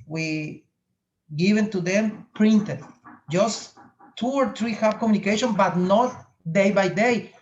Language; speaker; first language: English; non-native, fluent; Spanish